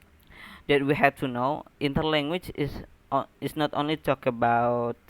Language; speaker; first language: English; non-native, learner; Indonesian